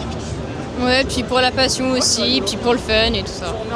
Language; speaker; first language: French; native; French